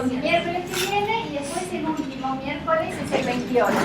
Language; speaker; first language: Spanish; native; Spanish